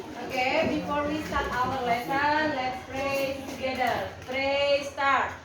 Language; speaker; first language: English; non-native, learner; Indonesian